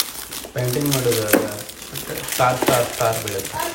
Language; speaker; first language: Kannada; native; Kannada